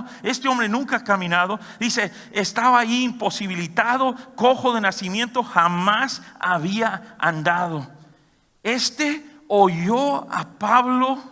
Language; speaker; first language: Spanish; native; Spanish